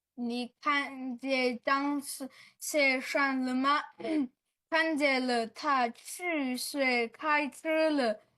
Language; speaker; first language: Chinese; non-native, learner; Georgian